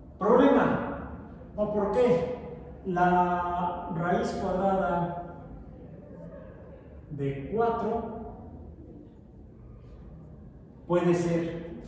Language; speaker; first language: Spanish; native; Spanish